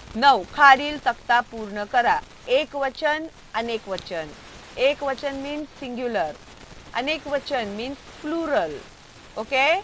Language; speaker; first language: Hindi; non-native, local second language; Marathi